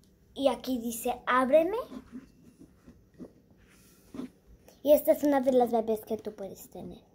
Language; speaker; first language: Spanish; early bilingual, heritage; Spanish